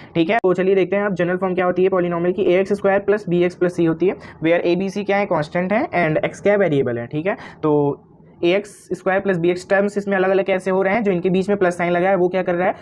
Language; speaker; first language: Hindi; native; Hindi